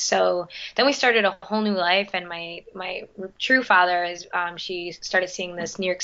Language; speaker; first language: English; early bilingual, other home language; Spanish